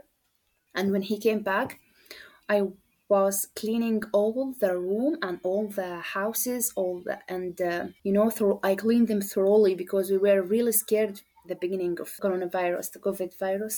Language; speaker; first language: English; non-native, learner; Arabic